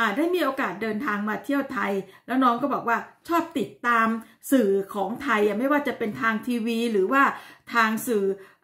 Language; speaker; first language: Thai; native; Thai